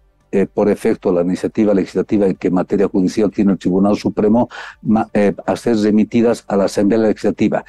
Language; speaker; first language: Spanish; native; Spanish